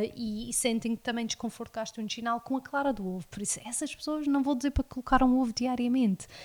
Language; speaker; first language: Portuguese; early bilingual, heritage; Portuguese